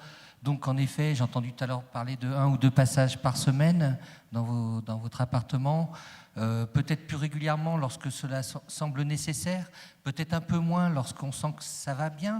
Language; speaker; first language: French; native; French